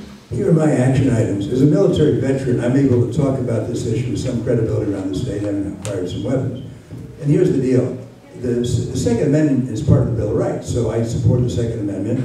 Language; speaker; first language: English; early bilingual, other home language; Spanish